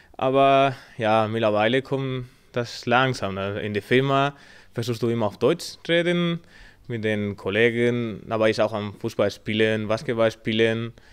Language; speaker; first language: German; non-native, learner; Spanish